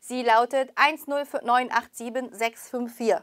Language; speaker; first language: German; non-native, fluent; Korean